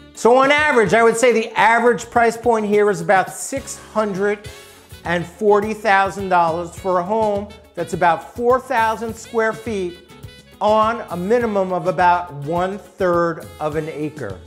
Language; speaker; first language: English; native; English